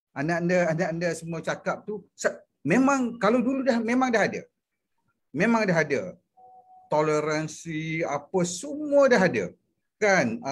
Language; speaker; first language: Malay; native; Malay